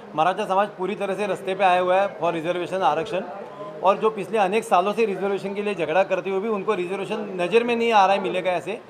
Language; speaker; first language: Hindi; non-native, local second language; Marathi